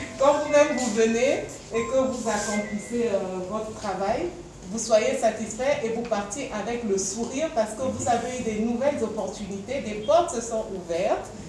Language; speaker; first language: French; non-native, local second language; Bambara